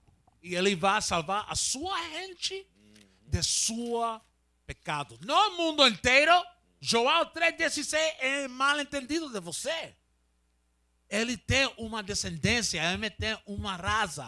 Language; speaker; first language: Portuguese; non-native, learner; Spanish